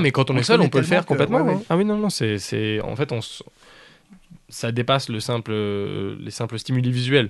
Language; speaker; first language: French; native; French